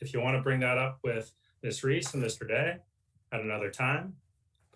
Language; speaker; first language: English; native; English